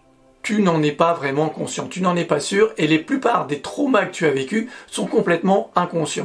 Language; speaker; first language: French; native; French